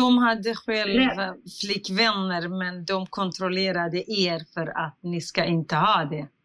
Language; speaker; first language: Swedish; non-native, fluent; Central Kurdish